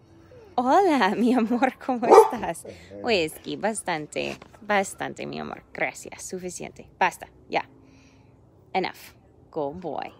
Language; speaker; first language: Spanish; non-native, fluent; English